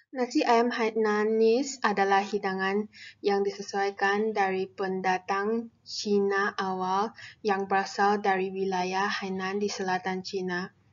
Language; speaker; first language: Malay; non-native, local second language; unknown